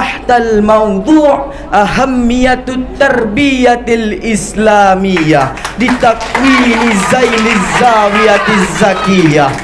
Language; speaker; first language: Arabic; non-native, learner; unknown